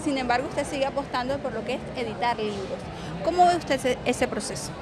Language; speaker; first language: Spanish; native; Spanish